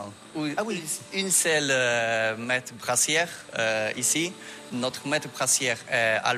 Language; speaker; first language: French; non-native, learner; Polish